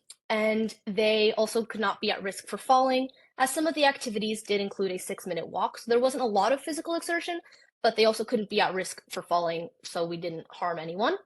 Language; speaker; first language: English; native; English